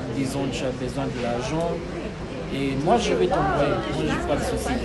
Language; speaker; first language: French; non-native, fluent; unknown